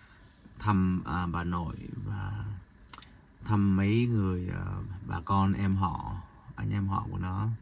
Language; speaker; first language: Vietnamese; early bilingual, heritage; Vietnamese